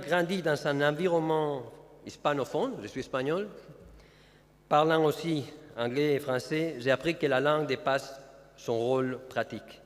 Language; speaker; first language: French; non-native, fluent; Spanish